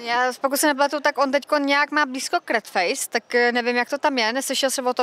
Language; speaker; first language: Czech; native; Czech